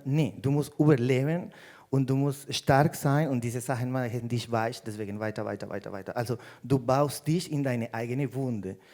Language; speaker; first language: German; non-native, fluent; Spanish